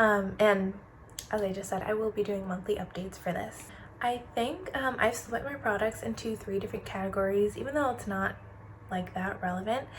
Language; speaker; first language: English; native; English